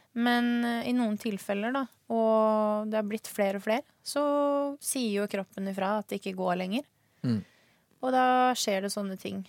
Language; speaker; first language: Norwegian; early bilingual, other home language; Swedish